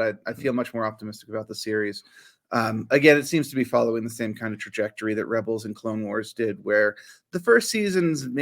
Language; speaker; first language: English; native; English